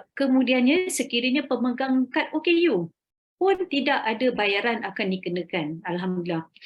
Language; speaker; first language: Malay; native; Malay